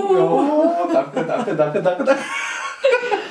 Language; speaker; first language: German; early bilingual, other home language; Albanian